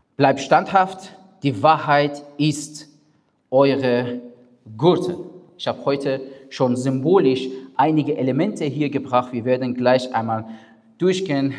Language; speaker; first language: German; non-native, fluent; Persian